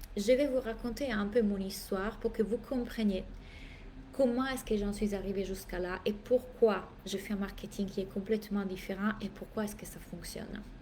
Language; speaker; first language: French; non-native, fluent; Italian